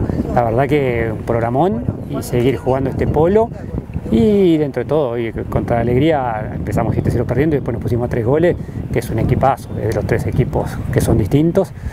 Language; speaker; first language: Spanish; native; Spanish